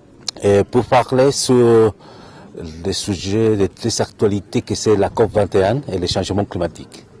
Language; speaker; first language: French; non-native, fluent; Spanish